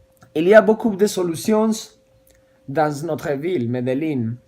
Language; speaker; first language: French; non-native, learner; Spanish